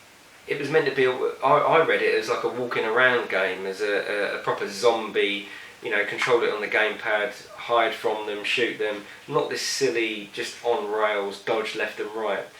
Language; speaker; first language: English; native; English